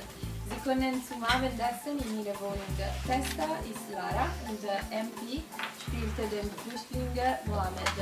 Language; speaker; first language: German; non-native, learner; Italian